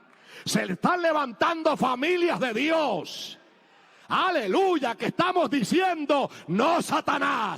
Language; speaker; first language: Spanish; native; Spanish